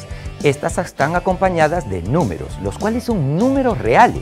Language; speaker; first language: Spanish; native; Spanish